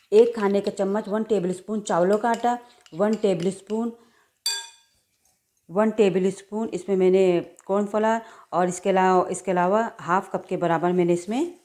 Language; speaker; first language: Urdu; native; Urdu